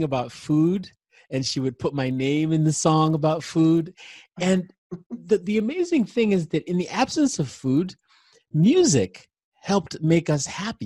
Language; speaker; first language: English; non-native, local second language; Igbo